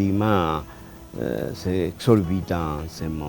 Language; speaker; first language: French; non-native, fluent; Spanish